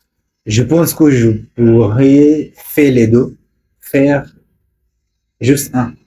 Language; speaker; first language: French; non-native, learner; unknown